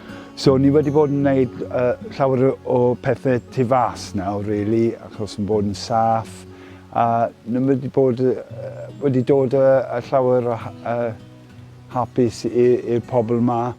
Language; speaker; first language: Welsh; non-native, fluent; English